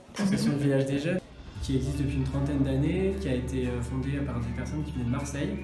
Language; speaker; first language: French; native; French